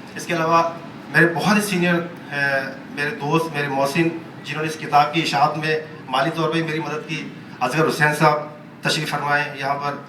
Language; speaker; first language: Urdu; native; Urdu